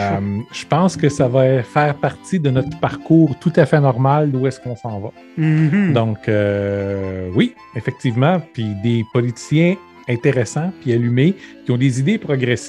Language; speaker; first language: French; native; French